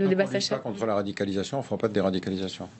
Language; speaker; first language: French; native; French